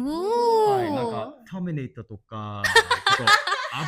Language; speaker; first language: Japanese; non-native, learner; English